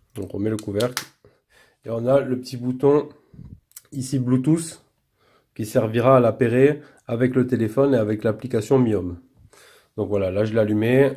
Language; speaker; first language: French; native; French